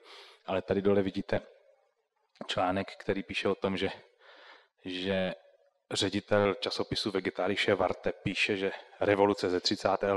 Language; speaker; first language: Czech; native; Czech